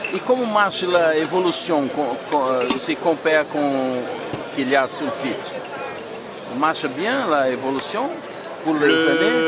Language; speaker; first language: French; non-native, learner; Portuguese